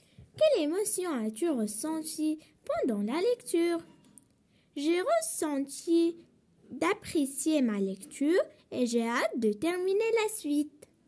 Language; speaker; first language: French; non-native, local second language; Arabic